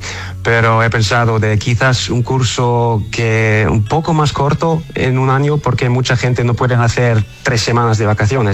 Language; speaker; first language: Spanish; non-native, learner; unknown